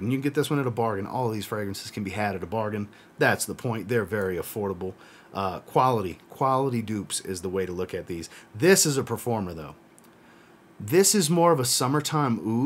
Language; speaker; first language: English; native; English